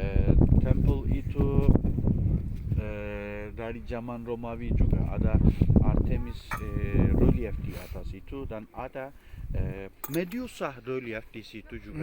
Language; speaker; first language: Indonesian; non-native, fluent; Turkish